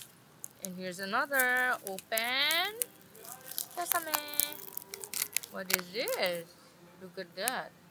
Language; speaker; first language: English; non-native, local second language; Filipino